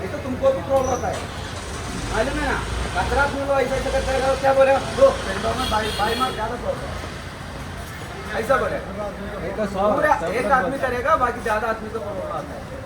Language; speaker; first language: Hindi; non-native, local second language; Malayalam